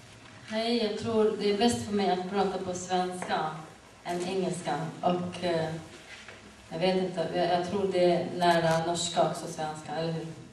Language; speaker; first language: Swedish; non-native, fluent; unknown